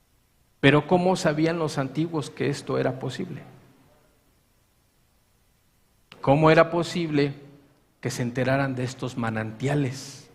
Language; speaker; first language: Spanish; native; Spanish